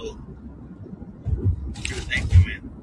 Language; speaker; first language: English; non-native, learner; Spanish